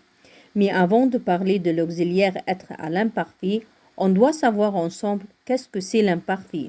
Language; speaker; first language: French; non-native, fluent; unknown